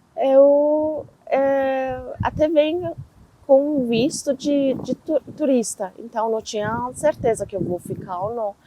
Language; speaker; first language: Portuguese; non-native, fluent; Persian